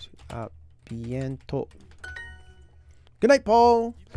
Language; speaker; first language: French; non-native, learner; English